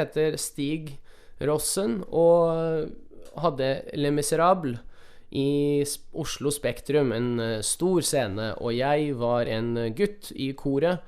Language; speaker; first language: Norwegian; early bilingual, other home language; Russian